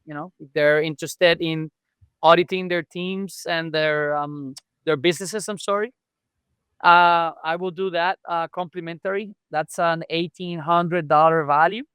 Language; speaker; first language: English; non-native, local second language; Spanish